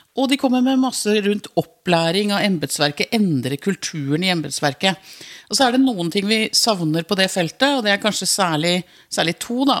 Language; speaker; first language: Norwegian; native; Norwegian